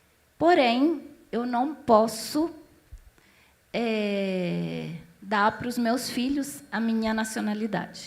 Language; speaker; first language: Portuguese; non-native, fluent; Arabic